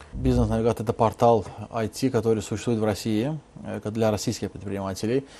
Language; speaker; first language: Russian; non-native, local second language; Azerbaijani